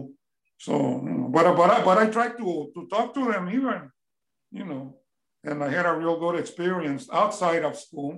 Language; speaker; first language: English; non-native, fluent; Spanish